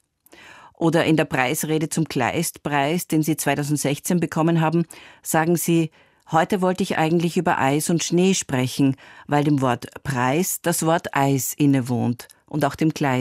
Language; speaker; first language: German; native; German